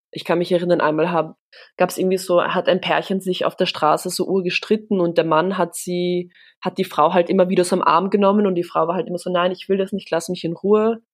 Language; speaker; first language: German; early bilingual, other home language; Polish